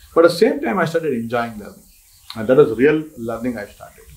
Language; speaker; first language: English; non-native, local second language; Kannada